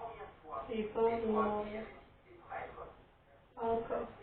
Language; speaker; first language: French; native; French